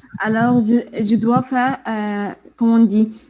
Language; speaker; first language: French; non-native, learner; Arabic